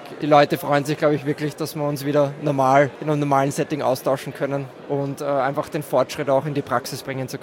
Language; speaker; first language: German; native; German